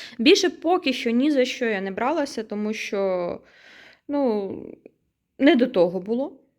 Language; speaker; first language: Ukrainian; native; Ukrainian